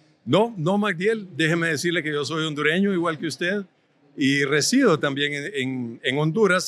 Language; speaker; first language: Spanish; native; Spanish